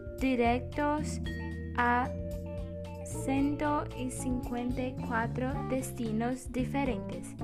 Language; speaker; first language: Spanish; non-native, learner; Portuguese